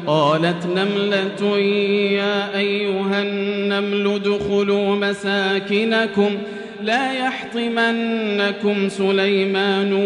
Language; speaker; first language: Arabic; native; Arabic